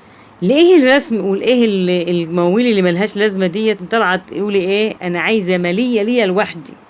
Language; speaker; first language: Arabic; native; Arabic